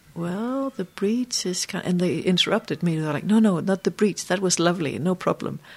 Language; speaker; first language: English; non-native, fluent; Danish